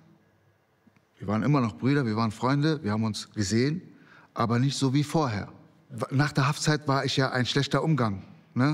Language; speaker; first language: German; early bilingual, other home language; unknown